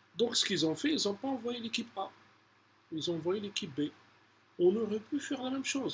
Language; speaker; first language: French; non-native, local second language; Arabic